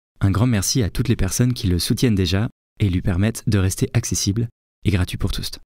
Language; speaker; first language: French; native; French